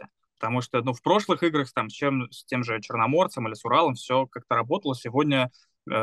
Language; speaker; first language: Russian; native; Russian